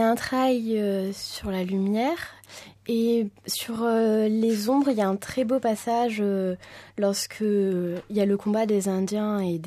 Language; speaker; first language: French; native; French